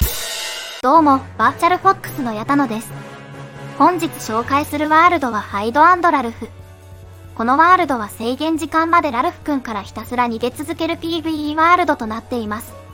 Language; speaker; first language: Japanese; native; Japanese